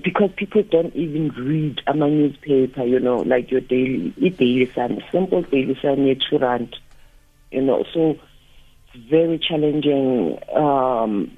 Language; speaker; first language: English; non-native, local second language; Zulu